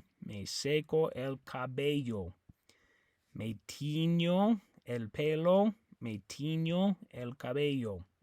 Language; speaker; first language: Spanish; non-native, fluent; English